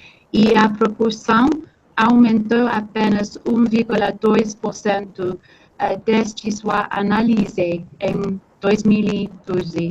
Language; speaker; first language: Portuguese; non-native, fluent; English